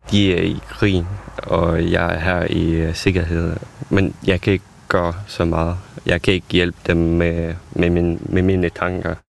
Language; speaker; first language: Danish; non-native, fluent; Ukrainian